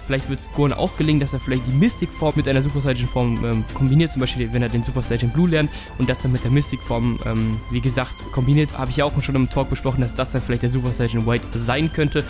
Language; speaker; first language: German; native; German